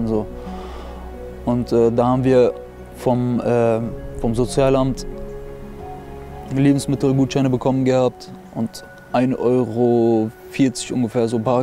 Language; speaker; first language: German; early bilingual, other home language; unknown